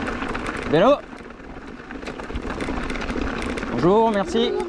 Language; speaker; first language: French; native; French